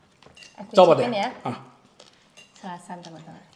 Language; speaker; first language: Indonesian; native; Indonesian